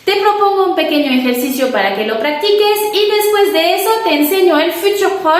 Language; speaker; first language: Spanish; non-native, fluent; French